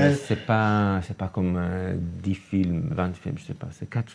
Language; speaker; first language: French; non-native, learner; Hebrew